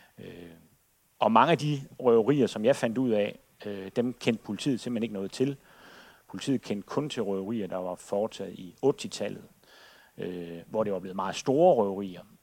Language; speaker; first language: Danish; native; Danish